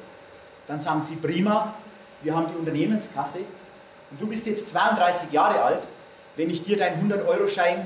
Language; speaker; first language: German; native; German